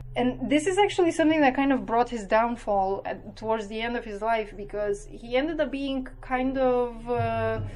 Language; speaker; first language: English; non-native, fluent; Romanian